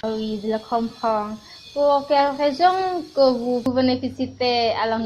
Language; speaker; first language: French; non-native, learner; Indonesian